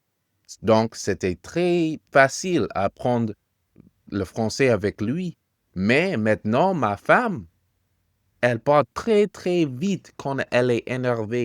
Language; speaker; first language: French; non-native, fluent; English